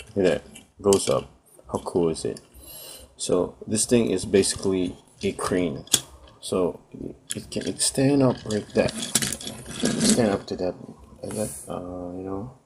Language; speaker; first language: English; non-native, local second language; Cebuano